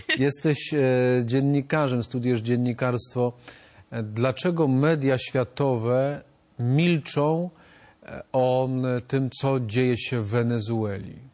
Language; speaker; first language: Polish; native; Polish